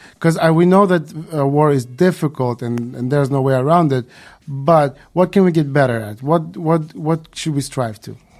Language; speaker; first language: English; non-native, fluent; Ukrainian